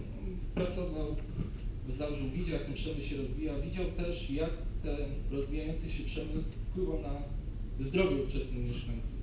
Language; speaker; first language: Polish; native; Polish